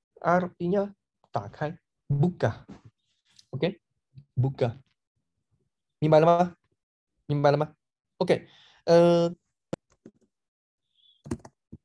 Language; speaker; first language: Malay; non-native, fluent; Chinese